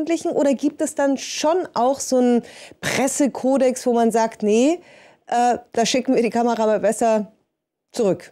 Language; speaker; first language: German; native; German